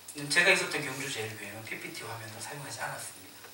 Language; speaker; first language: Korean; native; Korean